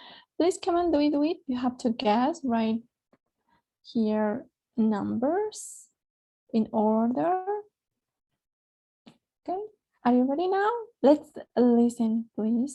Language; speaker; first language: English; non-native, fluent; Spanish